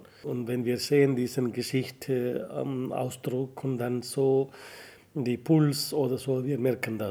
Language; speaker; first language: German; non-native, learner; Tamil